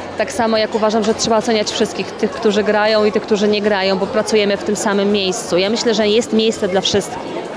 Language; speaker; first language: Polish; native; Polish